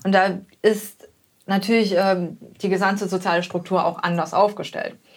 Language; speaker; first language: German; native; German